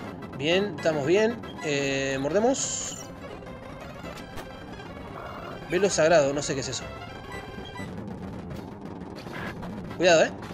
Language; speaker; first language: Spanish; native; Spanish